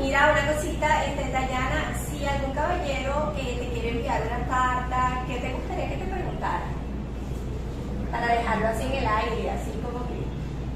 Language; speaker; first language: Spanish; native; Spanish